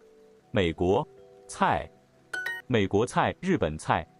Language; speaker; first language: Chinese; non-native, learner; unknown